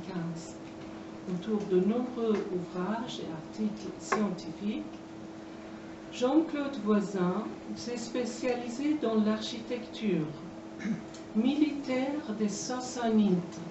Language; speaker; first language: French; non-native, fluent; Persian